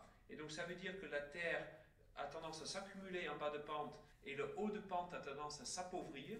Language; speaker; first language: French; native; French